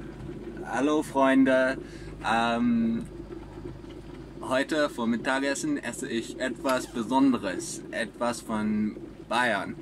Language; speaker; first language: German; non-native, learner; English